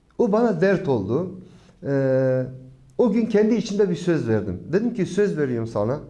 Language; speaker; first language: Turkish; non-native, local second language; Kurdish